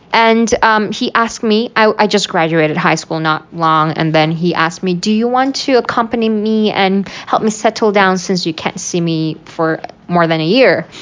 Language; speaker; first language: English; non-native, fluent; Uyghur